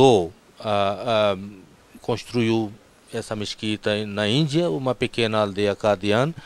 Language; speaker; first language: Portuguese; non-native, fluent; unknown